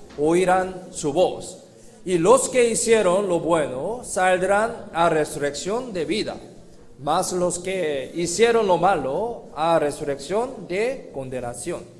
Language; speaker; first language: Spanish; non-native, fluent; Korean